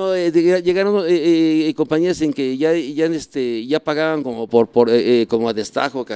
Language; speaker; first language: Spanish; native; Spanish